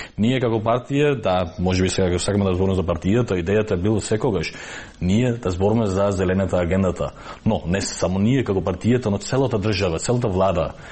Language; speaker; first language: Macedonian; non-native, local second language; Albanian